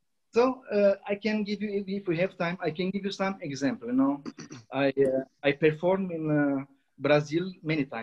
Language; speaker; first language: English; non-native, learner; Romanian